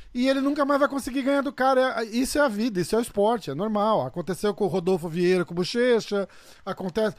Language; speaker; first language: Portuguese; native; Portuguese